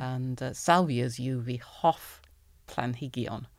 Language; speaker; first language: Welsh; non-native, learner; English